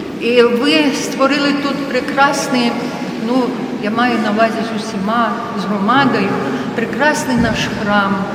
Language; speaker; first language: Ukrainian; non-native, local second language; Russian